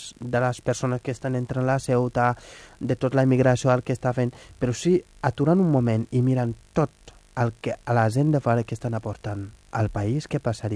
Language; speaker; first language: Catalan; non-native, fluent; Wolof